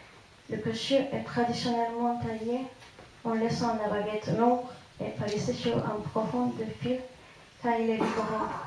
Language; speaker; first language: French; non-native, fluent; Japanese